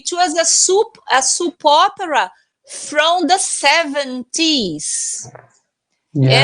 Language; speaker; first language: English; non-native, fluent; Portuguese